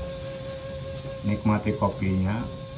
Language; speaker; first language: Indonesian; native; Indonesian